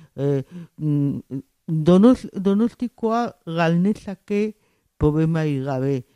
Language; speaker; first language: Basque; native; Basque